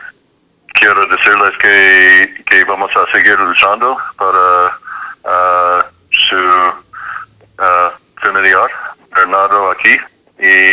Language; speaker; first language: Spanish; non-native, fluent; English